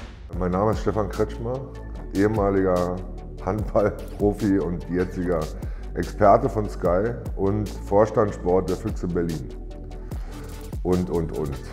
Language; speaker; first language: German; native; German